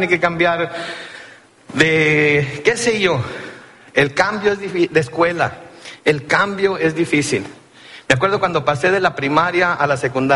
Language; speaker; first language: Spanish; early bilingual, heritage; Spanish